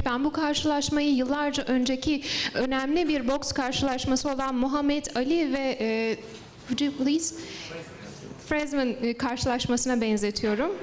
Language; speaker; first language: Turkish; native; Turkish